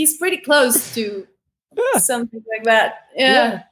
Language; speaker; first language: English; non-native, fluent; Spanish